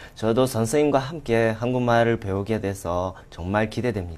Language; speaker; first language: Korean; non-native, fluent; Russian